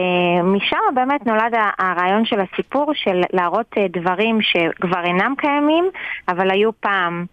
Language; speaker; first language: Hebrew; native; Hebrew